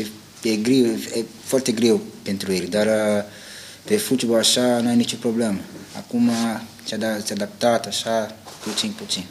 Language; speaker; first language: Romanian; non-native, learner; Portuguese